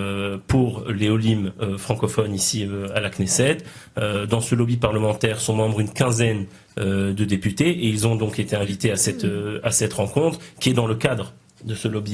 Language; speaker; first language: French; native; French